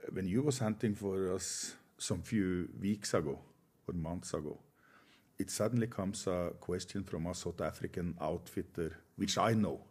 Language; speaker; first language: English; non-native, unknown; Norwegian